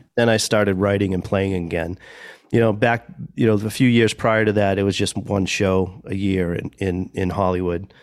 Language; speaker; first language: English; native; English